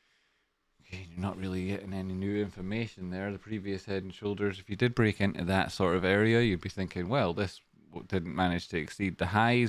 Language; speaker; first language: English; native; English